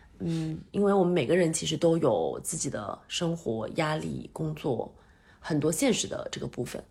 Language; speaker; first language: Chinese; native; Chinese